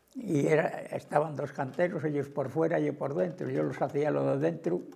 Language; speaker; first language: Spanish; native; Spanish